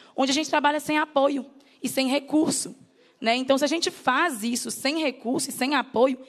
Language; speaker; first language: Portuguese; native; Portuguese